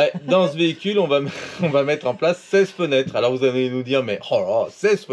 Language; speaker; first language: French; native; French